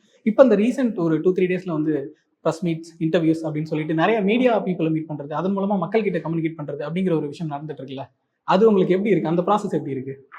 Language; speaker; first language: Tamil; native; Tamil